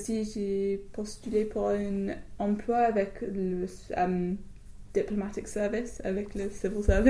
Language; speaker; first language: French; non-native, fluent; English